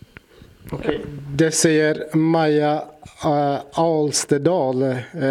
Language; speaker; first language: Swedish; non-native, fluent; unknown